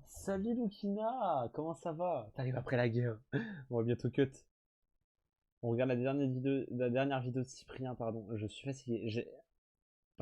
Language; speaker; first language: French; native; French